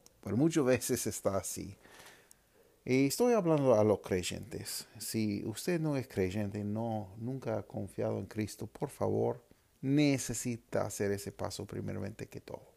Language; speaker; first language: Spanish; non-native, fluent; English